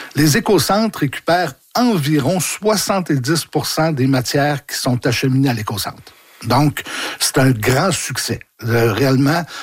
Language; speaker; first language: French; native; French